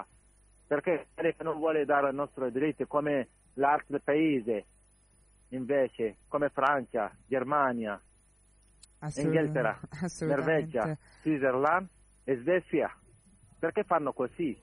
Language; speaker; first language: Italian; non-native, learner; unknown